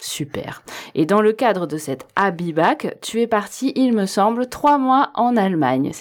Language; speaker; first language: French; native; French